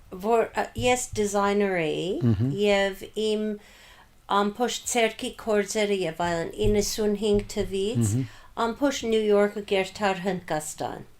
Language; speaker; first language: Armenian; early bilingual, heritage; Armenian